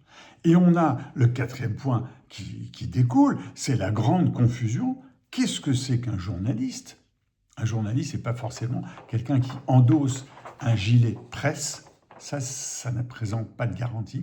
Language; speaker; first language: French; native; French